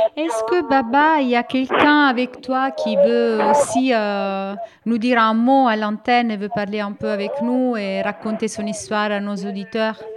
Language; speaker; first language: French; native; French